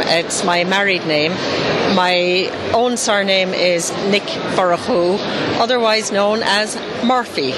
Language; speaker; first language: English; native; English